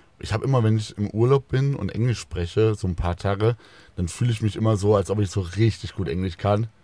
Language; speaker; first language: German; native; German